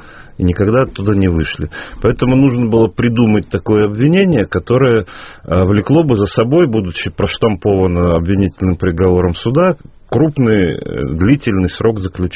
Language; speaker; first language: Russian; native; Russian